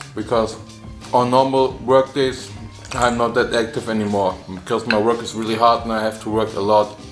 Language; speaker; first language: English; non-native, fluent; German